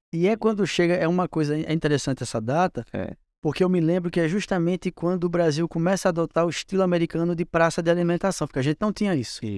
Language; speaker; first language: Portuguese; native; Portuguese